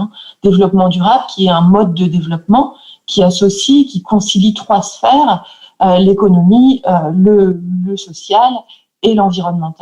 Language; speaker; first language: French; native; French